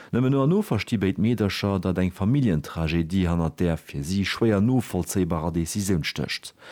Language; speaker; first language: Luxembourgish; native; Luxembourgish